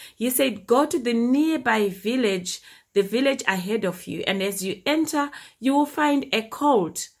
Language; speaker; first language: English; non-native, local second language; Shona